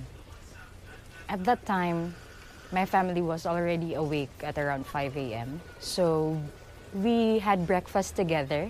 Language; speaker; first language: English; non-native, local second language; Waray